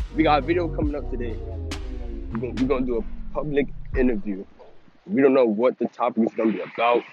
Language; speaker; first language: English; native; English